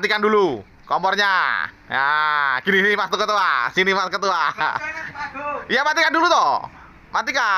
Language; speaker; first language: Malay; non-native, local second language; Javanese